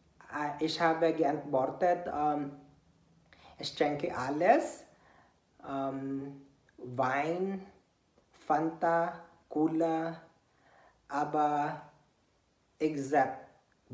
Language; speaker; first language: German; non-native, learner; Cebuano